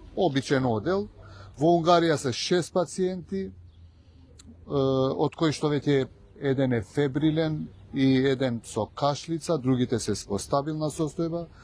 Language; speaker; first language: Macedonian; non-native, local second language; Albanian